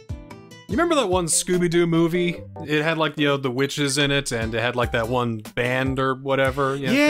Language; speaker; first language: English; native; English